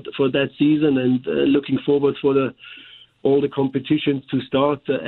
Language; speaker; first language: English; non-native, fluent; German